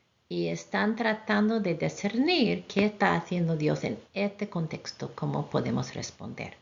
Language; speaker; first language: Spanish; non-native, fluent; English